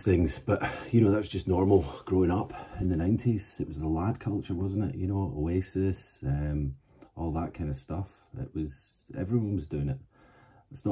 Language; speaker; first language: English; native; English